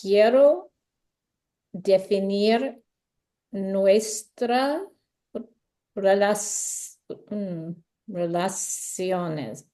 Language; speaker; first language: Spanish; non-native, learner; English